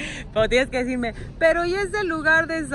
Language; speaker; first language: Spanish; native; Spanish